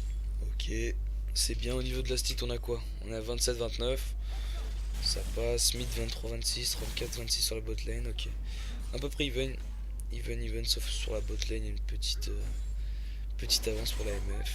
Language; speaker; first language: French; native; French